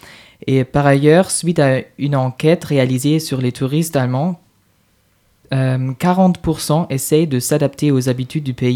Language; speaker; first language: French; non-native, fluent; German